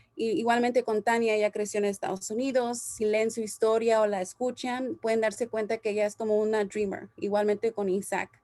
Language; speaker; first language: Spanish; early bilingual, heritage; Spanish